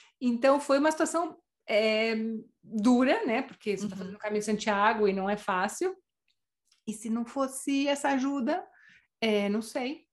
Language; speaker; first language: Portuguese; native; Portuguese